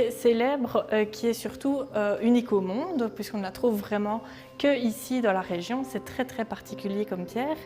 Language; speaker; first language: French; native; French